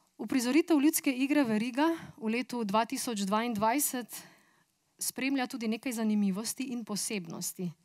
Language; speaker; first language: Slovenian; native; Slovenian